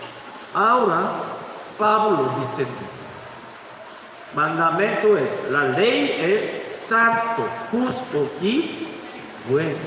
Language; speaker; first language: Spanish; non-native, learner; Korean